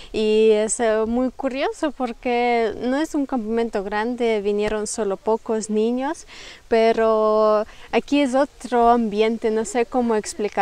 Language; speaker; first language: Spanish; non-native, fluent; Ukrainian